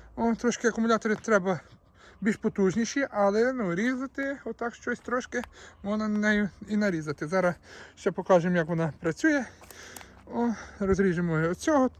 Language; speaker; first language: Ukrainian; native; Ukrainian